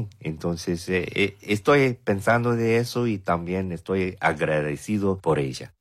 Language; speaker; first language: Spanish; non-native, fluent; English